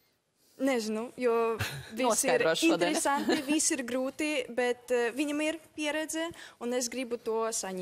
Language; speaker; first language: Latvian; non-native, local second language; Russian